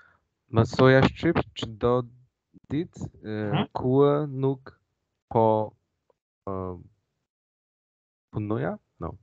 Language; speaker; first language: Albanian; non-native, learner; Chinese